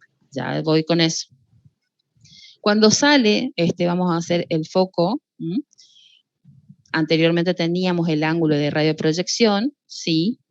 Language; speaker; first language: Spanish; native; Spanish